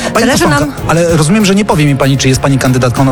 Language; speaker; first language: Polish; native; Polish